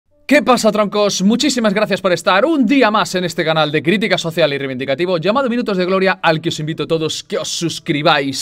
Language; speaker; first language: Spanish; native; Spanish